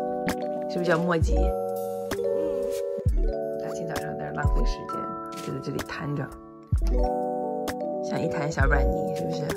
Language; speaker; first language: Chinese; native; Chinese